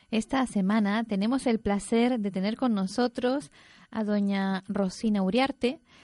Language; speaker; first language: Spanish; native; Spanish